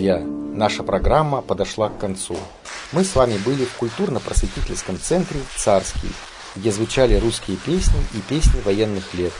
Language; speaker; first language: Russian; native; Russian